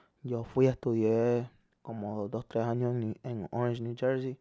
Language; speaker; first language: Spanish; early bilingual, heritage; Spanish